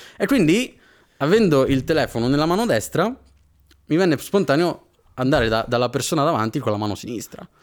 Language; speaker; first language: Italian; native; Italian